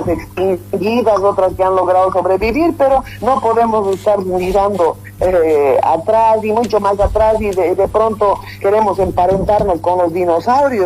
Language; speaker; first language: Spanish; native; Spanish